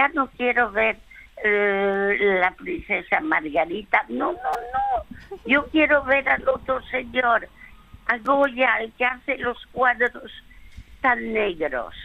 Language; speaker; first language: Spanish; early bilingual, other home language; French